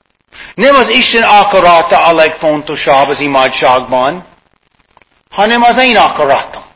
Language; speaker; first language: Hungarian; non-native, fluent; English